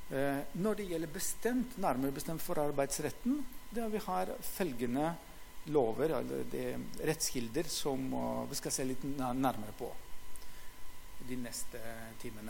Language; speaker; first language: Norwegian; non-native, fluent; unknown